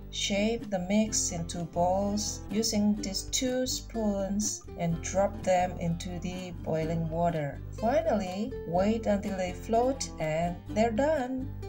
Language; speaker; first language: English; non-native, fluent; Indonesian